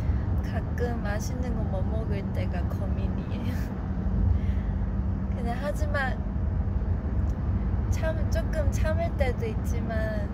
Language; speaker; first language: Korean; non-native, fluent; Chinese